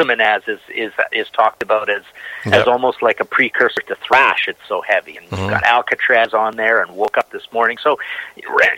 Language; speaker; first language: English; native; English